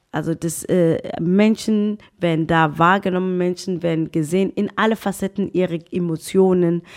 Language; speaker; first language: German; non-native, fluent; Tswana